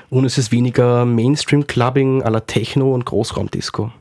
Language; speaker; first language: German; native; German